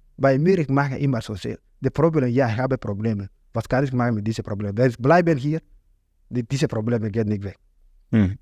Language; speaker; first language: German; non-native, learner; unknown